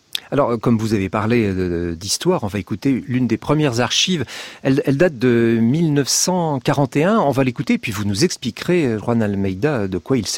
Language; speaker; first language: French; native; French